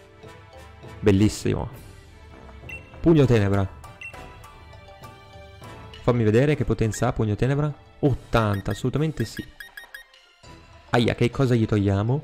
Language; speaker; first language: Italian; native; Italian